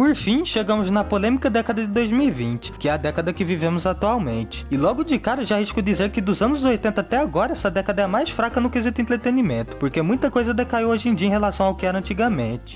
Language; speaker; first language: Portuguese; native; Portuguese